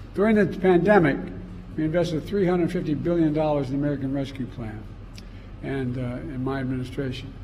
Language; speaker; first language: English; native; English